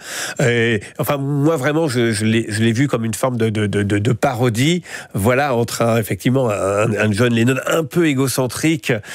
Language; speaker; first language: French; native; French